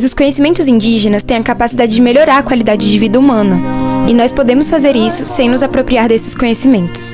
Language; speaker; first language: Portuguese; native; Portuguese